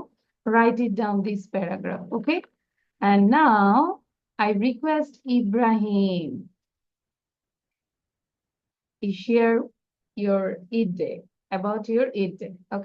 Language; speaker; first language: English; non-native, fluent; Bangla